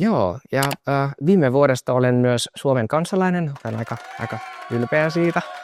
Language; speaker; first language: Finnish; non-native, fluent; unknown